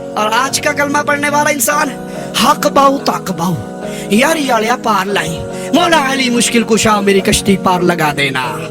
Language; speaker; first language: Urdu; non-native, local second language; Punjabi